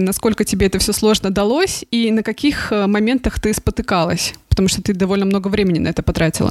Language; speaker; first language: Russian; native; Russian